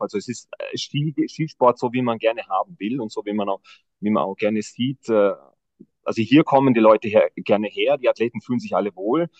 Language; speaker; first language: German; native; German